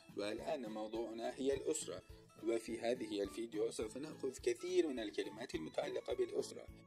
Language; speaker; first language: Arabic; non-native, fluent; Turkish